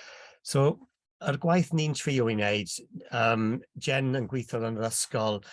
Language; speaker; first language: Welsh; non-native, local second language; English